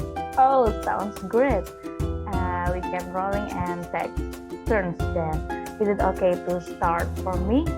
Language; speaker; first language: English; non-native, learner; Indonesian